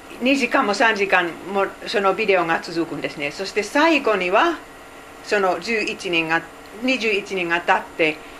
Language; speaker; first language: Japanese; non-native, fluent; Finnish